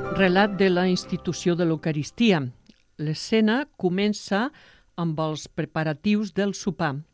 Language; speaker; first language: Catalan; native; Catalan